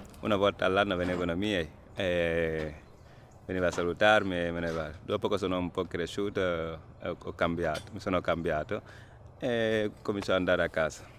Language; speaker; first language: Italian; non-native, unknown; Wolof